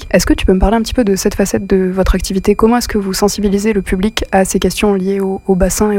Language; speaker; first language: French; native; French